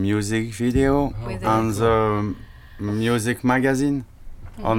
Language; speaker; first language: English; non-native, learner; French